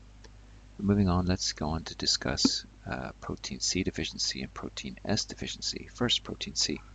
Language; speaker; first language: English; native; English